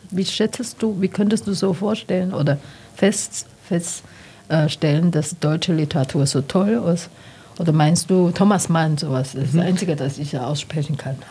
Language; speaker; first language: German; non-native, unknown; Chinese